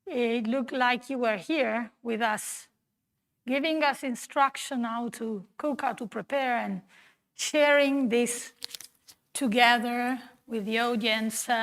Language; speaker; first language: English; non-native, fluent; Italian